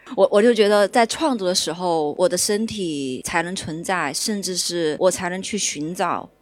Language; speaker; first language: Chinese; early bilingual, other home language; Cantonese